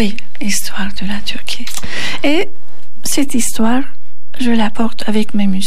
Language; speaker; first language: French; non-native, fluent; Turkish